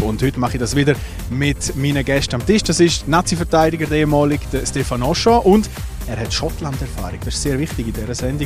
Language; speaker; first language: German; native; German